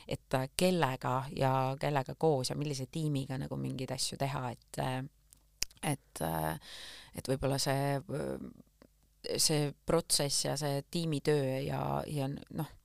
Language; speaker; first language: Estonian; native; Estonian